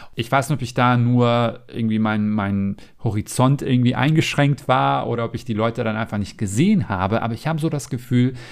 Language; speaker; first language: German; non-native, fluent; Macedonian